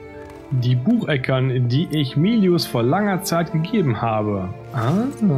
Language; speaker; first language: German; native; German